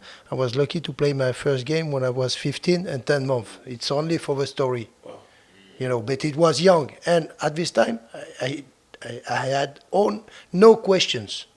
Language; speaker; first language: English; non-native, fluent; French